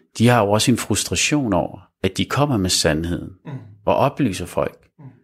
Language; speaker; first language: Danish; early bilingual, other home language; Arabic